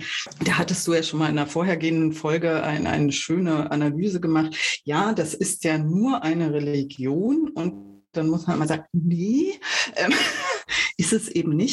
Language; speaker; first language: German; native; German